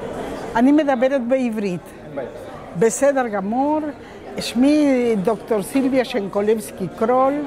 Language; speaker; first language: Hebrew; non-native, local second language; Spanish